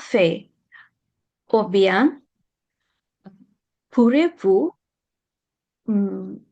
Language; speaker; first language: French; non-native, learner; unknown